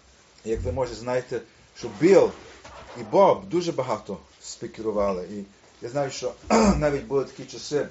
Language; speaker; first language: Ukrainian; early bilingual, heritage; Ukrainian